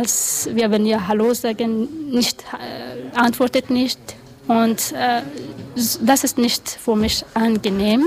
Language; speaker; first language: German; non-native, learner; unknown